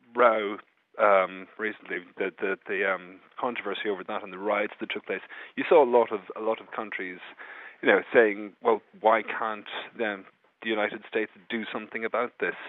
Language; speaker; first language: English; native; English